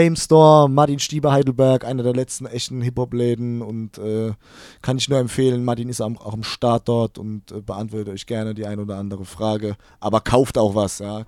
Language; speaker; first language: German; native; German